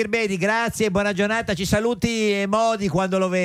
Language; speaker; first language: Italian; native; Italian